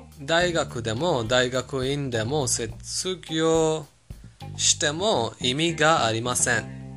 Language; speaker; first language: Japanese; non-native, fluent; Persian